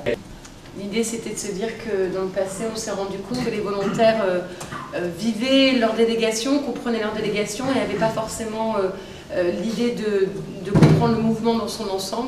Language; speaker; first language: French; native; French